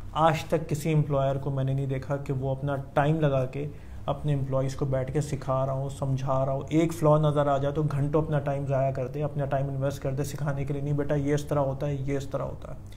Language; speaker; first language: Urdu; native; Urdu